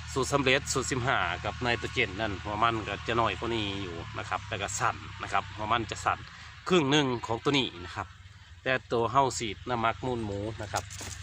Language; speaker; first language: Thai; native; Thai